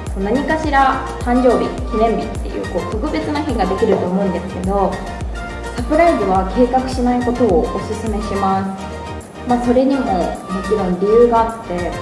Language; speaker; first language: Japanese; native; Japanese